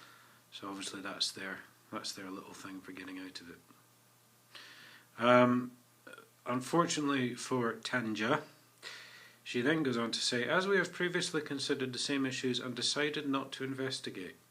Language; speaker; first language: English; native; English